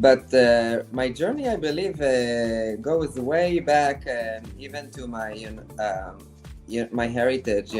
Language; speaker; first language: English; non-native, fluent; Hebrew